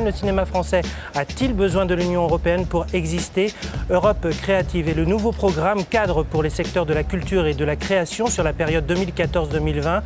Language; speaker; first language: French; native; French